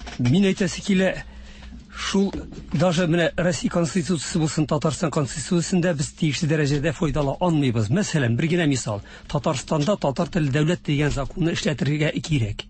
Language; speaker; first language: Tatar; native; Tatar